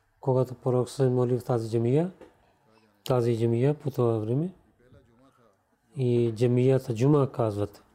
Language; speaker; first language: Bulgarian; non-native, learner; Urdu